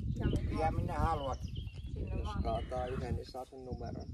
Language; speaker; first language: Finnish; native; Finnish